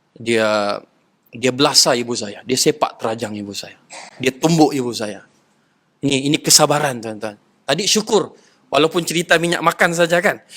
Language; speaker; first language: Malay; non-native, local second language; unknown